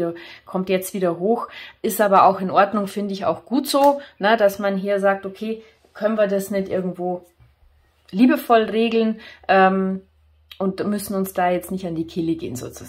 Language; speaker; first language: German; native; German